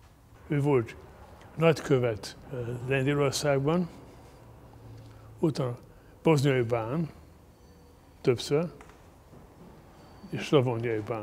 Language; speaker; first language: Hungarian; non-native, learner; German